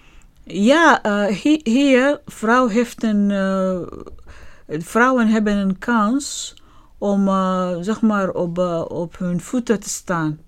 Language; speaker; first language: Dutch; non-native, learner; Arabic